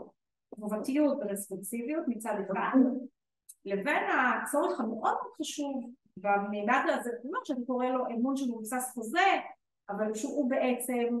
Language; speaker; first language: Hebrew; native; Hebrew